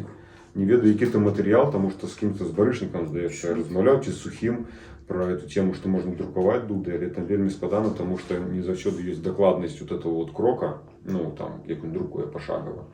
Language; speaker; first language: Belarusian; non-native, local second language; Russian